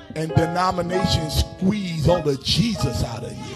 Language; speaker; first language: English; native; English